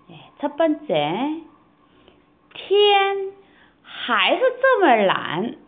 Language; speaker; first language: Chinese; non-native, fluent; Korean